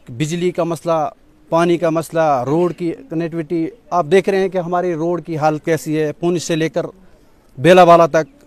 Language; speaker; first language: Hindi; non-native, local second language; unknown